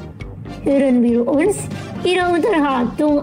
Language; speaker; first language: German; non-native, fluent; Indonesian